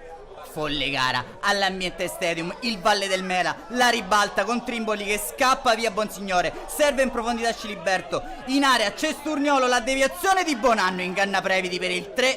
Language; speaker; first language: Italian; native; Italian